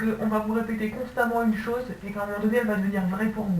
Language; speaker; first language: French; native; French